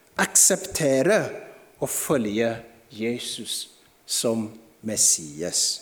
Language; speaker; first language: Norwegian; non-native, fluent; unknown